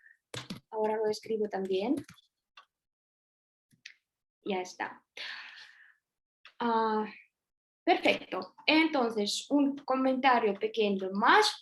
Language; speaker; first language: Spanish; non-native, fluent; Russian